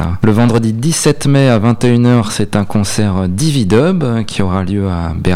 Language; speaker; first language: French; native; French